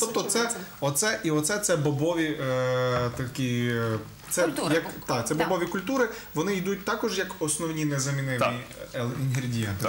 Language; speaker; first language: Ukrainian; native; Ukrainian